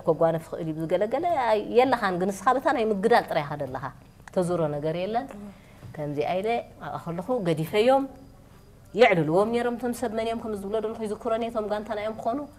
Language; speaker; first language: Tigrinya; native; Tigrinya